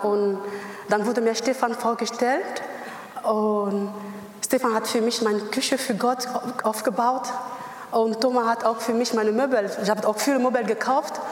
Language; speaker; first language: German; non-native, learner; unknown